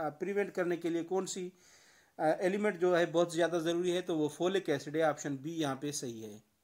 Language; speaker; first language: Urdu; non-native, local second language; Sindhi